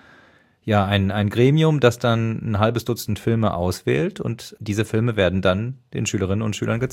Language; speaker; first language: German; native; German